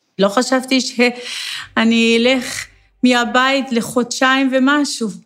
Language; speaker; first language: Hebrew; non-native, fluent; Persian